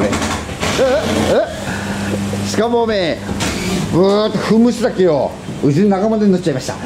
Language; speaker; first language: Japanese; native; Japanese